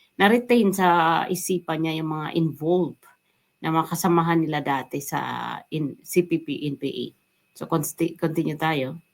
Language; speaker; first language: Filipino; non-native, local second language; Waray